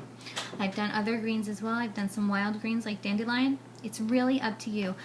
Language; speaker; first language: English; native; English